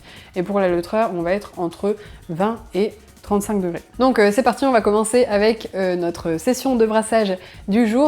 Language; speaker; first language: French; native; French